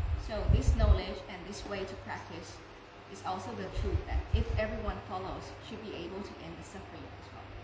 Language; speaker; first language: English; non-native, fluent; Thai